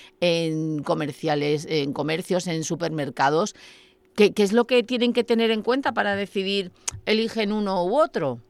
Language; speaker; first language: Spanish; native; Spanish